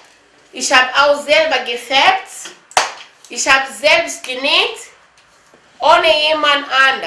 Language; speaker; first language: German; non-native, learner; Lingala